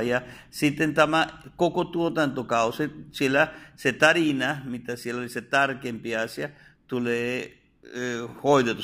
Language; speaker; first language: Finnish; non-native, fluent; Spanish